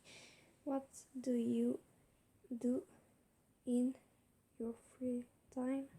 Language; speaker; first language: English; non-native, learner; French